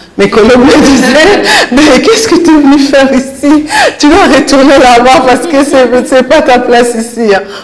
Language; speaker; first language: French; non-native, local second language; Lingala